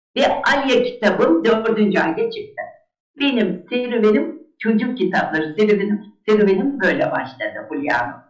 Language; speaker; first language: Turkish; native; Turkish